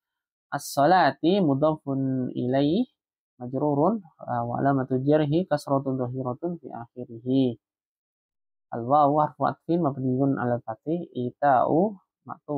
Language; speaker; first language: Arabic; non-native, fluent; Indonesian